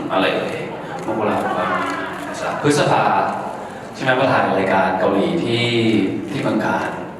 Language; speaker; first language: Thai; early bilingual, heritage; Thai